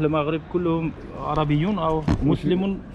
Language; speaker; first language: Arabic; non-native, learner; Uzbek